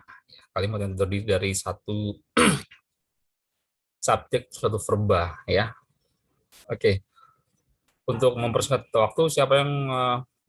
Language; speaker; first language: Indonesian; native; Indonesian